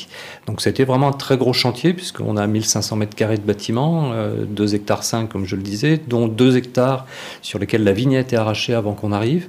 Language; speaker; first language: French; native; French